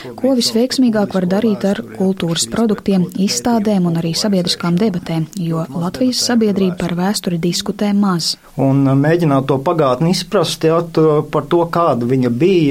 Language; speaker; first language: Latvian; native; Latvian